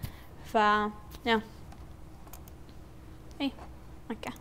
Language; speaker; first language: Arabic; native; Arabic